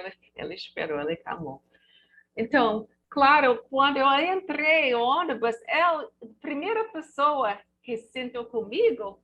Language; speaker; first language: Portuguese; non-native, learner; English